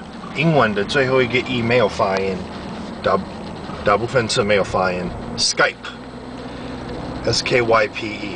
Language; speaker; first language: Chinese; non-native, fluent; English